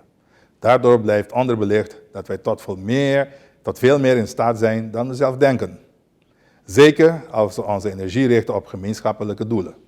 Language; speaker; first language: Dutch; non-native, local second language; Papiamento